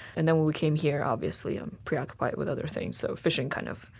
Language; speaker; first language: English; non-native, fluent; Russian